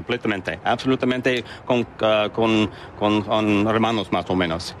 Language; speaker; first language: Spanish; non-native, learner; English